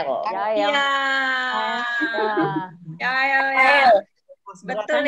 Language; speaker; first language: Indonesian; native; Indonesian